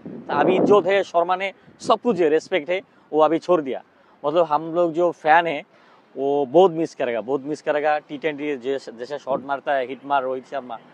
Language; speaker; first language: Hindi; non-native, learner; Bangla